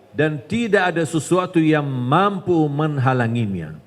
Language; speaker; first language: Indonesian; non-native, fluent; Arabic